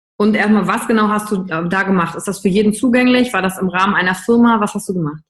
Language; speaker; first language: German; native; German